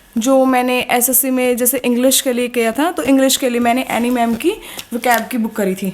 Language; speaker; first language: Hindi; native; Hindi